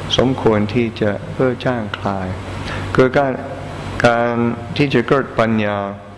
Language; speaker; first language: Thai; non-native, fluent; English